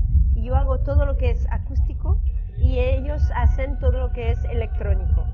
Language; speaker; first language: Spanish; early bilingual, heritage; French